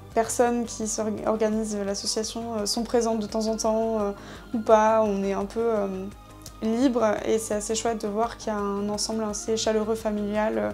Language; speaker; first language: French; native; French